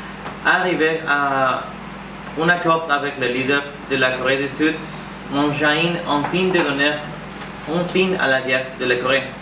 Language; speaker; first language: French; non-native, learner; Spanish